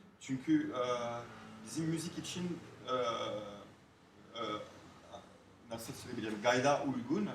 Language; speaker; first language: Turkish; non-native, fluent; French